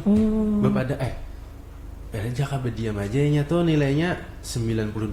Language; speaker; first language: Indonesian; non-native, local second language; Banjar